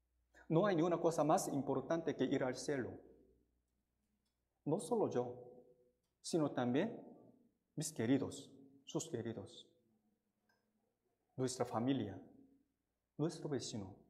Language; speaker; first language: Spanish; non-native, fluent; Korean